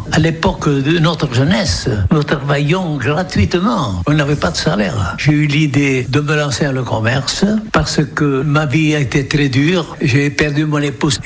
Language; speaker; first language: French; non-native, local second language; Occitan